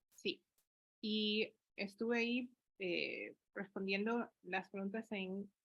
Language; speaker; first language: Spanish; early bilingual, heritage; Spanish